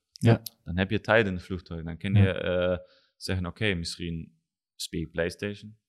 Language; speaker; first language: Dutch; non-native, learner; German